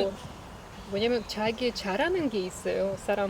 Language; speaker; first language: Korean; non-native, learner; Russian